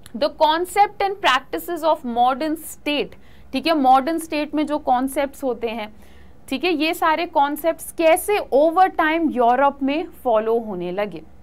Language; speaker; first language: Hindi; native; Hindi